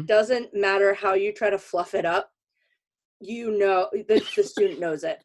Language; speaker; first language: English; native; English